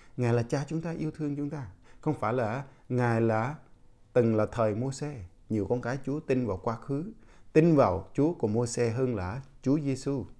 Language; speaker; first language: Vietnamese; non-native, local second language; Jarai